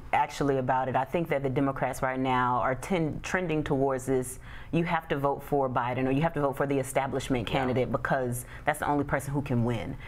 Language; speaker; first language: English; native; English